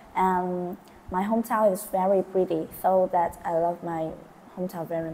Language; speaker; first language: English; non-native, learner; Vietnamese